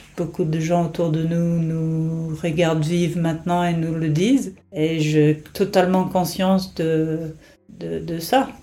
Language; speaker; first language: French; non-native, fluent; English